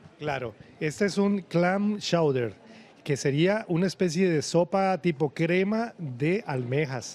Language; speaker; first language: Spanish; native; Spanish